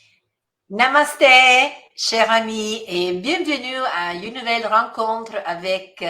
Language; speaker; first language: French; non-native, fluent; Italian